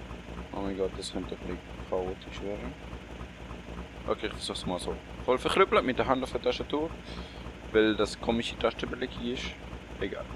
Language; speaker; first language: German; native; German